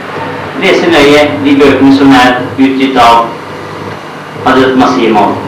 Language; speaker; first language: Norwegian; non-native, fluent; Urdu